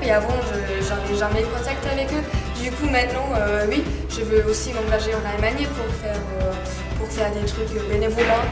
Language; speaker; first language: French; non-native, fluent; German